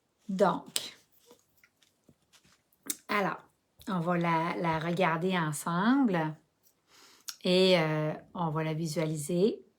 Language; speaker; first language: French; native; French